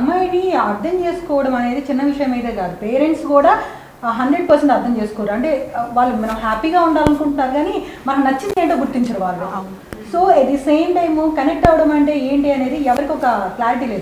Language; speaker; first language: Telugu; native; Telugu